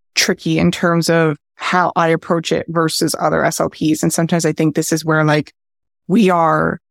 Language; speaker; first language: English; native; English